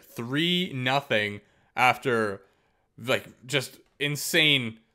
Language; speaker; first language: English; native; English